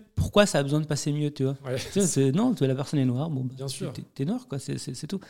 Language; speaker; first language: French; native; French